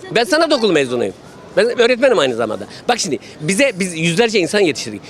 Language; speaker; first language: Turkish; native; Turkish